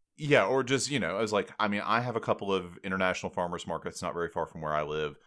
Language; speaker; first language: English; native; English